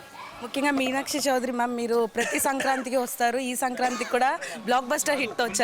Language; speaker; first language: Telugu; native; Telugu